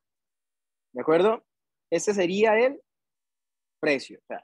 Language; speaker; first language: Spanish; native; Spanish